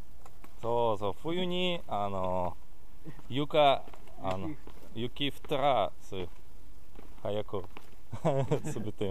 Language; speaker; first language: Japanese; non-native, learner; Russian